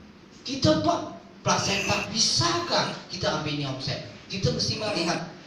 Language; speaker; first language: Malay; non-native, local second language; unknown